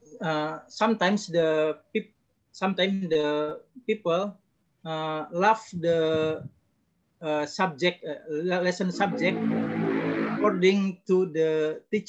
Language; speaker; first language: English; non-native, learner; Indonesian